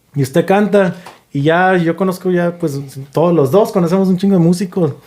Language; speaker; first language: Spanish; early bilingual, heritage; Spanish